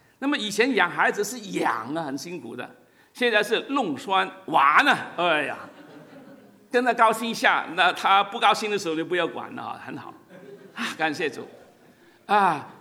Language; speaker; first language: Chinese; non-native, local second language; Cantonese